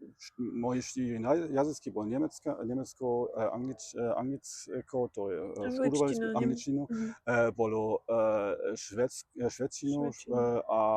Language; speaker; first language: Slovak; non-native, learner; German